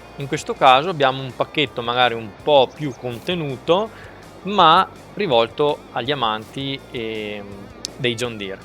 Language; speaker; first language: Italian; native; Italian